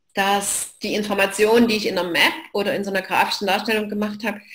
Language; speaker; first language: German; native; German